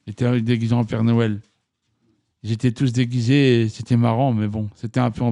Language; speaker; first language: French; native; French